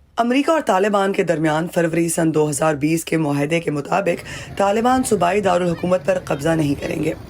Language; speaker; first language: Urdu; native; Urdu